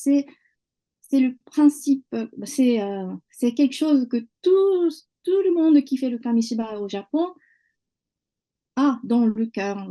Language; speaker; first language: French; non-native, fluent; Japanese